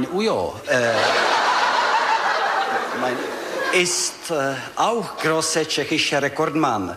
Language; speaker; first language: German; non-native, learner; Czech